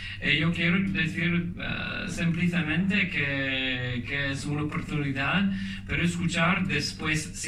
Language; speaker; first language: Spanish; non-native, learner; English